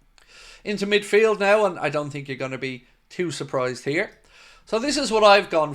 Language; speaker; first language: English; native; English